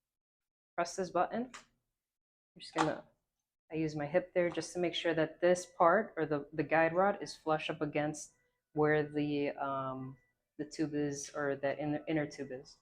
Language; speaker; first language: English; native; English